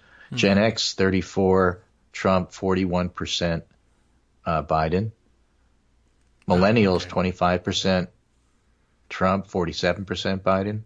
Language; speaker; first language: English; native; English